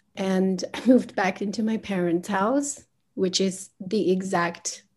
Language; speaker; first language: English; early bilingual, other home language; Chinese